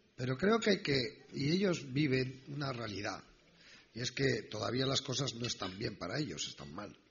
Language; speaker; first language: Spanish; native; Spanish